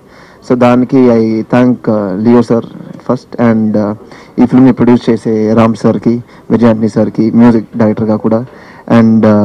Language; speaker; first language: Telugu; non-native, learner; Tamil